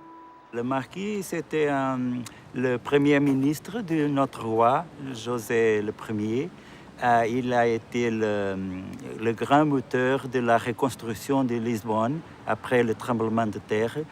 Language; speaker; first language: French; non-native, local second language; Portuguese